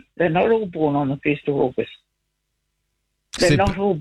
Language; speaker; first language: English; native; English